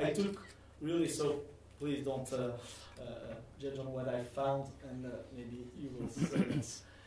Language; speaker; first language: English; non-native, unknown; French